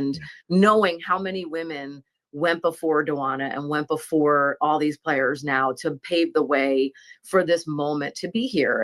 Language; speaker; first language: English; native; English